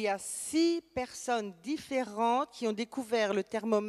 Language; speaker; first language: French; native; French